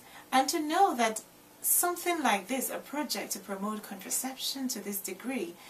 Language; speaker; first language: English; non-native, local second language; Igbo